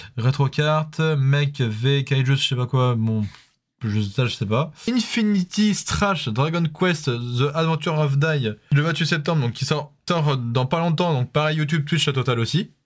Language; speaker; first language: French; native; French